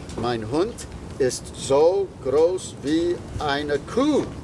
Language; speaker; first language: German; non-native, fluent; English